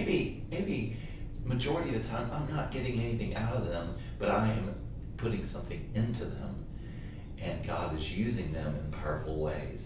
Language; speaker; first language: English; native; English